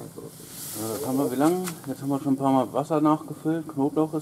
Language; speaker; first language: German; native; German